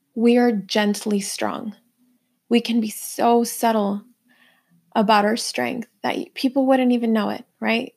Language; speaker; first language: English; early bilingual, other home language; Spanish